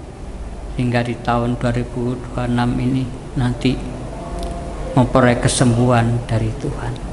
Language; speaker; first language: Indonesian; native; Indonesian